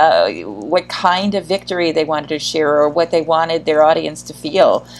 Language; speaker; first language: English; native; English